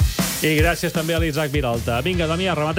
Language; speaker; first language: Catalan; native; Catalan